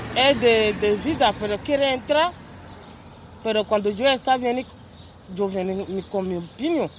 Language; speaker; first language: Spanish; non-native, learner; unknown